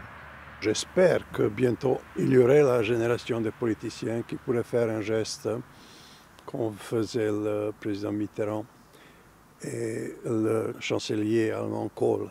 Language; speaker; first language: French; non-native, fluent; Serbian